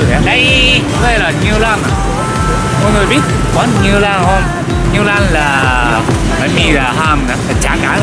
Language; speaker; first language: Vietnamese; non-native, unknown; Japanese